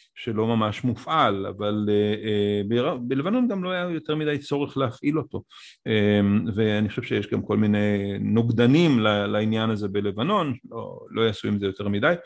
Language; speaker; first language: Hebrew; native; Hebrew